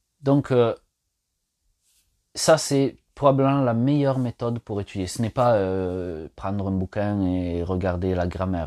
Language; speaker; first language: French; non-native, fluent; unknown